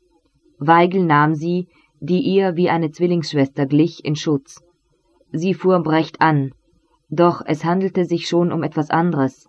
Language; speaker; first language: German; native; German